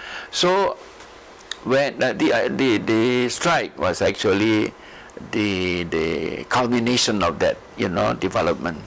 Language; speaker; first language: English; non-native, local second language; Malay